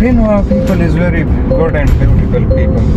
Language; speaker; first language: English; non-native, fluent; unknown